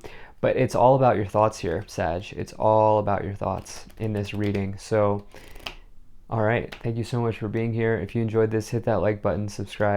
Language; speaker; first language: English; native; English